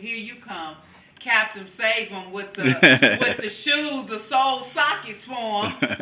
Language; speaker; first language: English; native; English